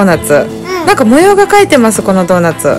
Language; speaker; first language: Japanese; native; Japanese